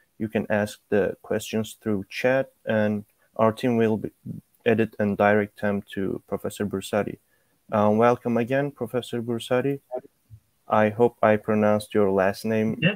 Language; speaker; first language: English; non-native, fluent; Turkish